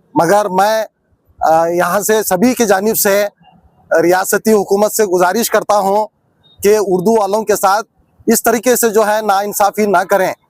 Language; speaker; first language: Urdu; native; Urdu